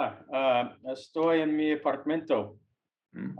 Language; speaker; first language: Spanish; non-native, learner; English